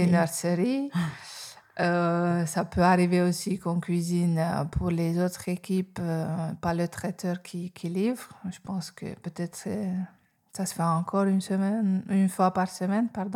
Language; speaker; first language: French; non-native, fluent; Hungarian